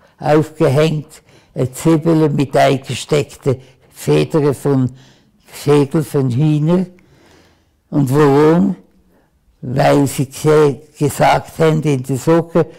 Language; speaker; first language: German; native; German